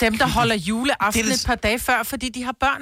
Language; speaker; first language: Danish; native; Danish